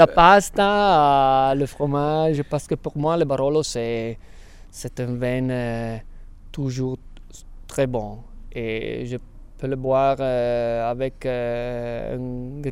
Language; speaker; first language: French; non-native, fluent; Italian